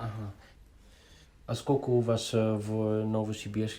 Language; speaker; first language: Russian; non-native, fluent; Dutch